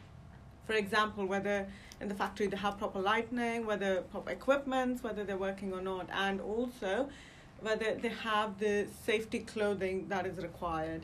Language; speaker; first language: English; native; English